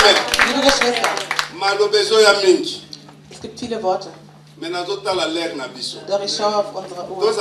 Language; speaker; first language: German; non-native, fluent; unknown